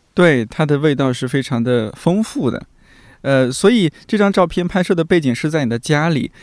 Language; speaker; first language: Chinese; native; Chinese